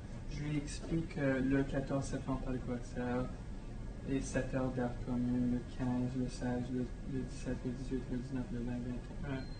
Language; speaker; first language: French; non-native, fluent; English